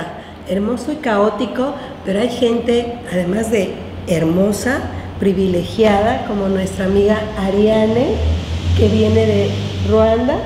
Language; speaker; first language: Spanish; native; Spanish